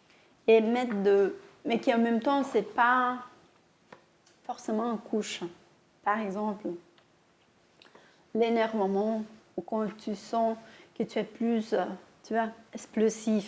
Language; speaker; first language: French; non-native, fluent; Portuguese